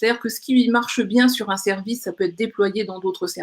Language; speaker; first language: French; native; French